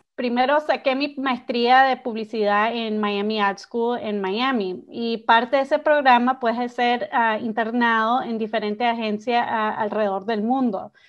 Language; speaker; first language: Spanish; early bilingual, heritage; Spanish